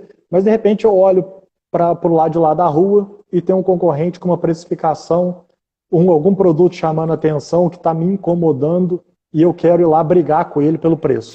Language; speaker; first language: Portuguese; native; Portuguese